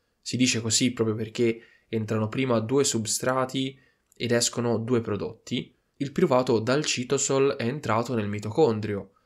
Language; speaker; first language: Italian; native; Italian